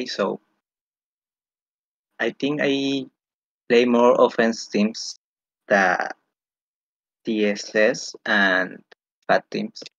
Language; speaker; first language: English; non-native, fluent; Spanish